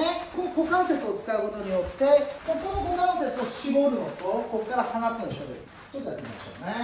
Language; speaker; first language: Japanese; native; Japanese